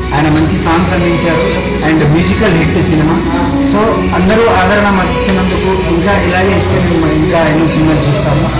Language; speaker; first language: Telugu; non-native, local second language; Lambadi